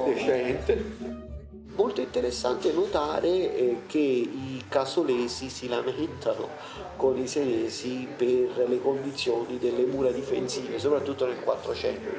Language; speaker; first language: Italian; native; Italian